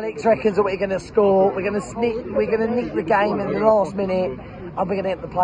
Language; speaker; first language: English; native; English